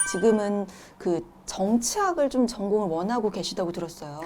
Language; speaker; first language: Korean; native; Korean